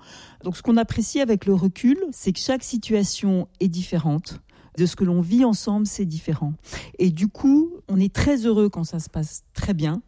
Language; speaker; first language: French; native; French